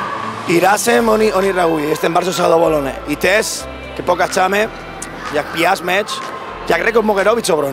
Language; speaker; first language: Polish; non-native, learner; Spanish